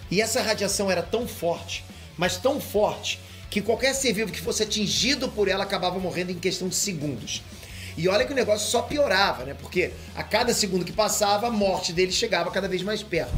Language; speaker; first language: Portuguese; native; Portuguese